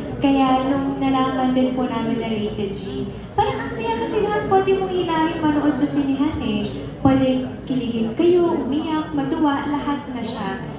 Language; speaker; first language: Filipino; native; Filipino